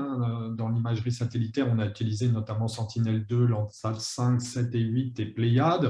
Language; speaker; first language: French; native; French